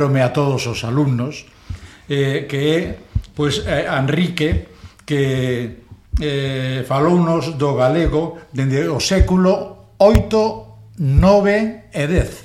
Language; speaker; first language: Galician; non-native, local second language; Spanish